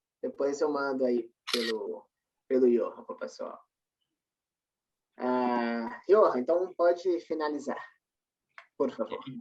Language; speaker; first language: Portuguese; native; Portuguese